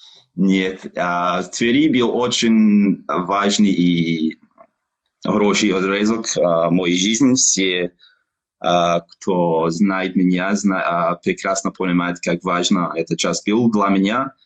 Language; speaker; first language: Russian; non-native, learner; English